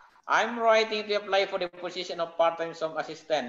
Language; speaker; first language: English; non-native, fluent; Indonesian